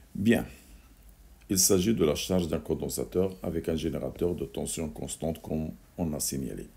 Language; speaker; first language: French; non-native, local second language; Arabic